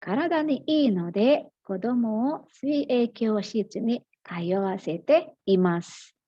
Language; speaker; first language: Japanese; non-native, fluent; Indonesian